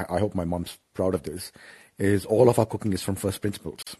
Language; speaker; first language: English; non-native, local second language; Hindi